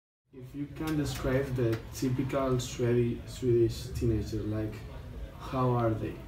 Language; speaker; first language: English; non-native, learner; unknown